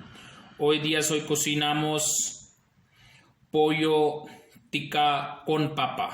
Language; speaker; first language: Spanish; non-native, learner; Urdu